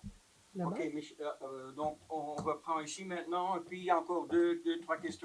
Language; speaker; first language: French; non-native, local second language; Dutch